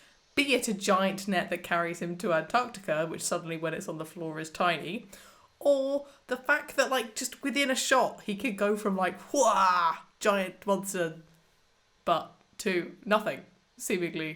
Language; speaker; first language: English; native; English